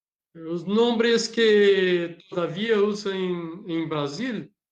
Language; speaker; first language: Spanish; non-native, learner; Portuguese